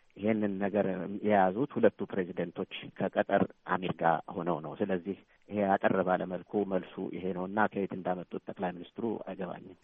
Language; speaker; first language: Amharic; non-native, local second language; Tigrinya